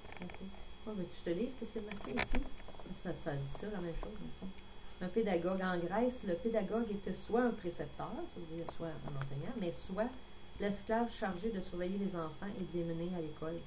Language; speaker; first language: French; native; French